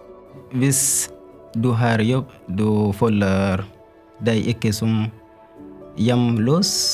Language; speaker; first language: Norwegian; non-native, learner; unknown